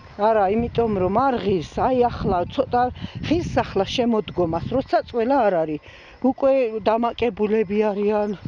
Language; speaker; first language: Georgian; non-native, local second language; Svan